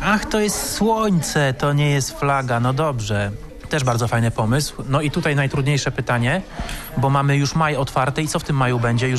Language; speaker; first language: Polish; native; Polish